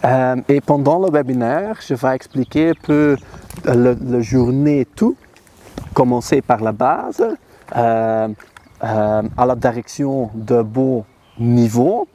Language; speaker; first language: French; non-native, learner; Dutch